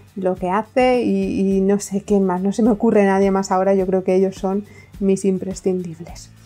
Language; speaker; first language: Spanish; native; Spanish